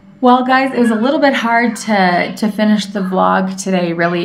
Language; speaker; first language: English; early bilingual, heritage; English